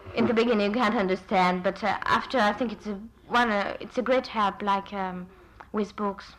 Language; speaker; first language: English; non-native, fluent; French